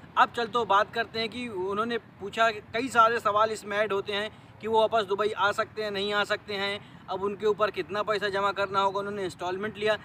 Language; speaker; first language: Hindi; native; Hindi